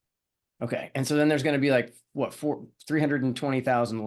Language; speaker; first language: English; native; English